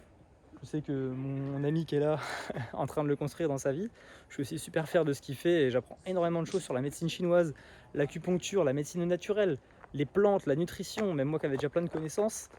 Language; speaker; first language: French; native; French